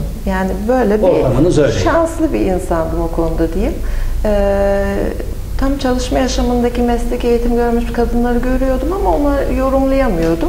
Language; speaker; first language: Turkish; native; Turkish